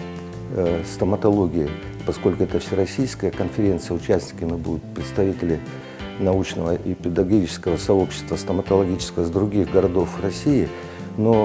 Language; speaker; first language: Russian; native; Russian